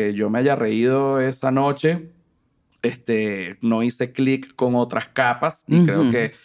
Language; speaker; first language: Spanish; native; Spanish